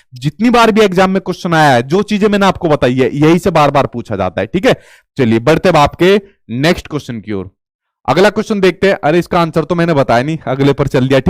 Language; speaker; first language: Hindi; native; Hindi